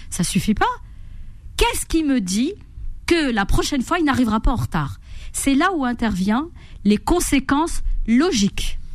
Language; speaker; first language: French; native; French